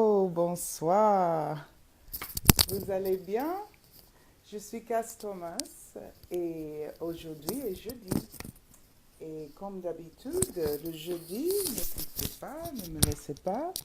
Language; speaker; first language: French; non-native, fluent; English